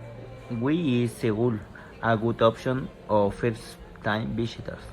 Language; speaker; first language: English; non-native, learner; Spanish